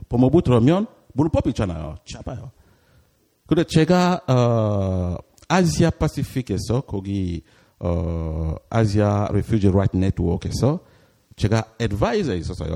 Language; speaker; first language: Korean; non-native, learner; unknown